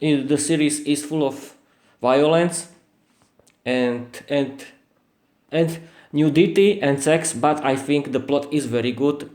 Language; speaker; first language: English; non-native, learner; Slovak